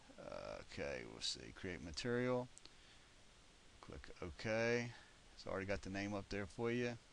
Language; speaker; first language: English; native; English